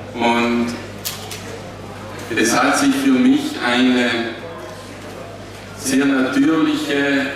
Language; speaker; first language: German; non-native, fluent; Slovenian